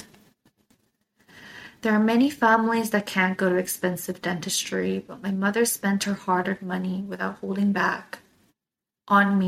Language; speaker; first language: English; non-native, fluent; Korean